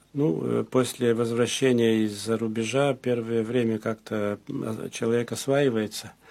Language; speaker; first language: Russian; early bilingual, heritage; Russian